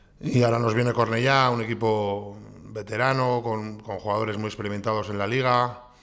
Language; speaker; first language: Spanish; native; Spanish